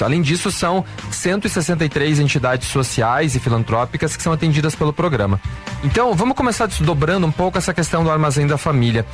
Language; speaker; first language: Portuguese; native; Portuguese